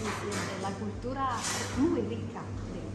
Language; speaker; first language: Spanish; non-native, fluent; Italian